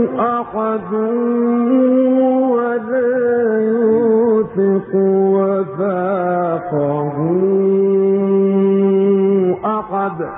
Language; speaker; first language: Arabic; native; Arabic